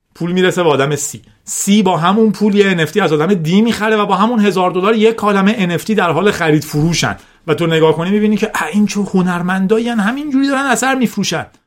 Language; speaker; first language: Persian; non-native, local second language; Azerbaijani